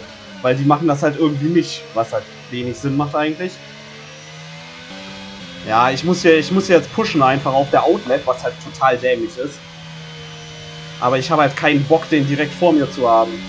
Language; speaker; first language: German; native; German